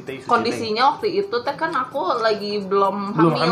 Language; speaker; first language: Indonesian; native; Indonesian